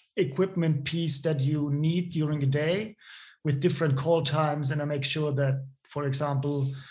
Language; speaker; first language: English; non-native, fluent; German